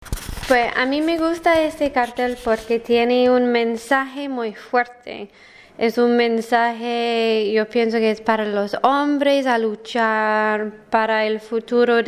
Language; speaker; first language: Spanish; non-native, learner; English